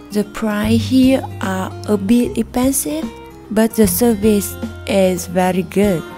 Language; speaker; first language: English; non-native, learner; Vietnamese